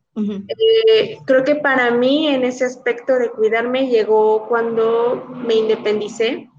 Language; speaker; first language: Spanish; native; Spanish